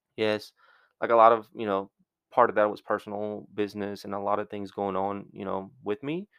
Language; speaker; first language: English; early bilingual, other home language; Spanish